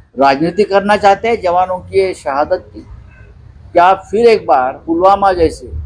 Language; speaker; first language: Hindi; non-native, local second language; Marathi